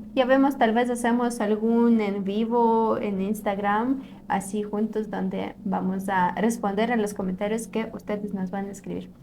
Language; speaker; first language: Spanish; non-native, fluent; Ukrainian